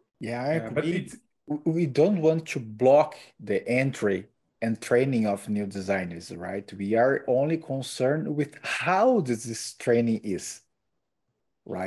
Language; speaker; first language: English; non-native, learner; Portuguese